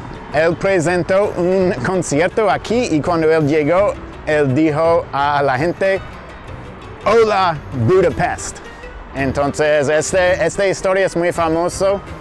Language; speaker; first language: Spanish; non-native, fluent; English